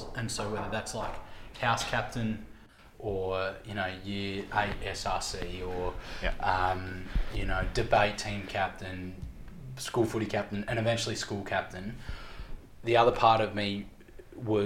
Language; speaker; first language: English; native; English